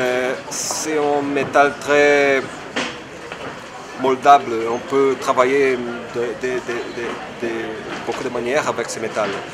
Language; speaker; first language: French; non-native, fluent; Portuguese